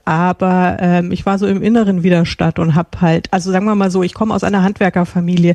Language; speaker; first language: German; native; German